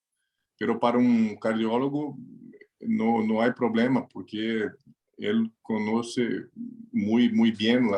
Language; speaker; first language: Spanish; non-native, learner; Portuguese